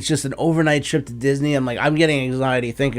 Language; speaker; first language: English; native; English